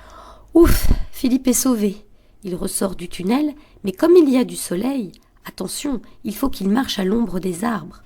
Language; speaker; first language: French; native; French